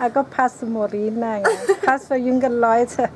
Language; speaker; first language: German; non-native, learner; Thai